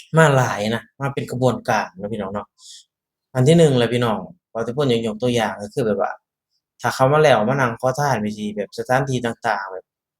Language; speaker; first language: Thai; native; Thai